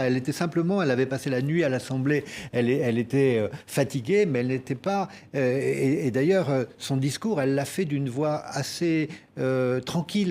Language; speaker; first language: French; native; French